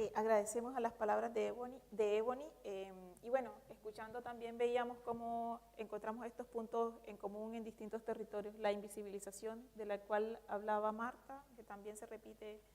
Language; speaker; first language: Spanish; native; Spanish